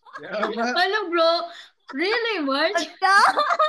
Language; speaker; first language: English; non-native, learner; Cebuano